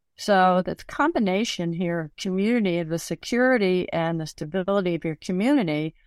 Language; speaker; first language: English; native; English